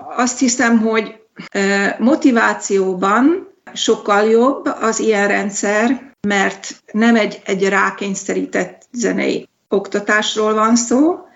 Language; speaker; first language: Hungarian; native; Hungarian